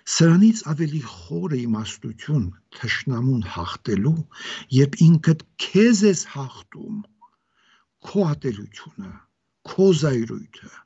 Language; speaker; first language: Armenian; native; Armenian